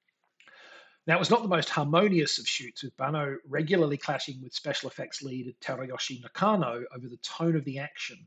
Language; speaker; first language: English; native; English